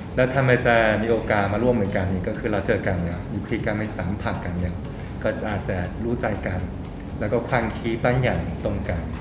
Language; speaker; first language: Thai; non-native, learner; Chinese